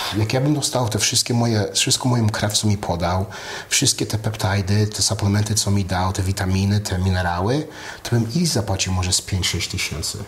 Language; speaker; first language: Polish; early bilingual, heritage; Polish